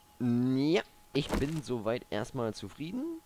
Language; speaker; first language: German; native; German